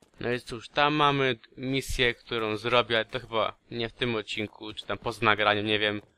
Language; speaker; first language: Polish; early bilingual, heritage; Polish